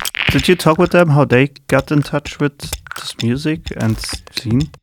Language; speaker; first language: English; non-native, fluent; German